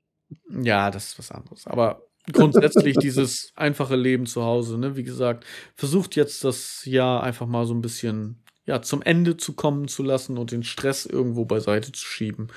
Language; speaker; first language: German; native; German